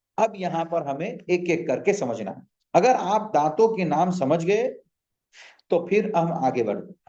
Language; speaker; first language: Urdu; native; Urdu